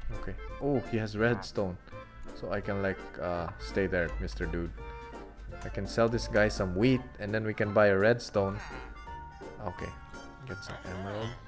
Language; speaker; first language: English; non-native, local second language; Filipino